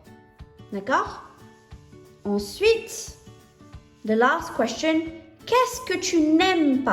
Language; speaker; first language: French; non-native, fluent; English